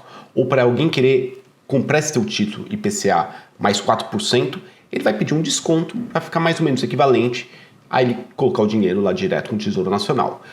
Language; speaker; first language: Portuguese; native; Portuguese